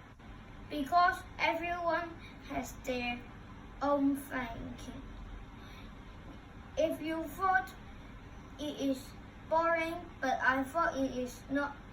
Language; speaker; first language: English; non-native, local second language; Cantonese